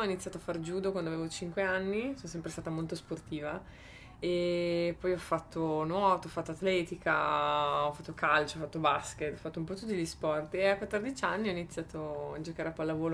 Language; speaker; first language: Italian; native; Italian